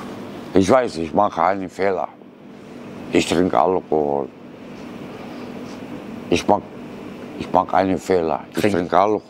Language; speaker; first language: German; non-native, learner; Romanian